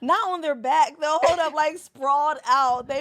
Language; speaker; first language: English; native; English